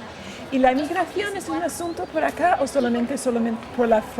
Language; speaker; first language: Spanish; non-native, fluent; English